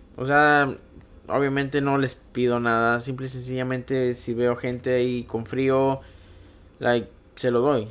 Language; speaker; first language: Spanish; native; Spanish